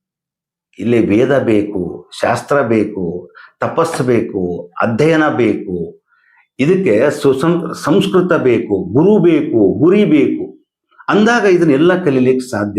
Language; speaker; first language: Kannada; native; Kannada